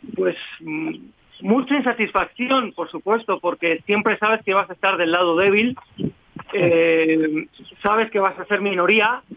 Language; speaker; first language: Spanish; native; Spanish